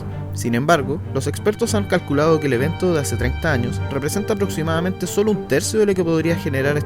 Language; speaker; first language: Spanish; native; Spanish